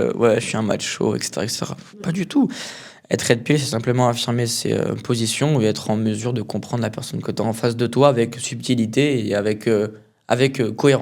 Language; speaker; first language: French; native; French